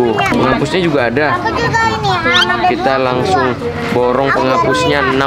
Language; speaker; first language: Indonesian; native; Indonesian